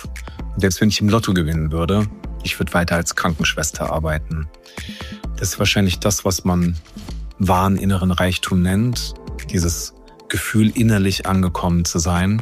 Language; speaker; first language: German; native; German